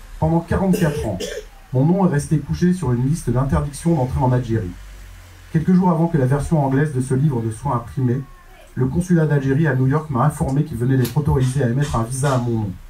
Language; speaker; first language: French; native; French